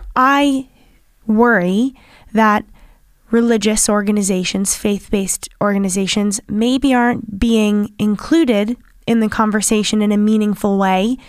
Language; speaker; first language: English; native; English